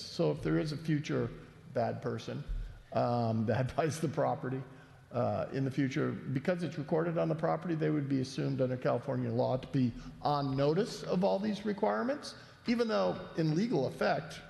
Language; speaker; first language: English; native; English